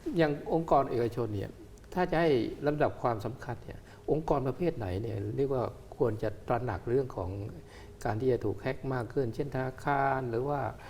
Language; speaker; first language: Thai; native; Thai